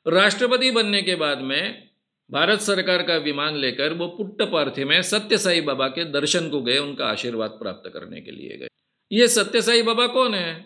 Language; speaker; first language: Hindi; non-native, local second language; Marathi